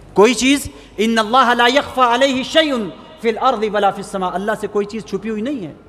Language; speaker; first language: Urdu; native; Urdu